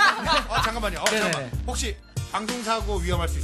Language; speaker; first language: Korean; native; Korean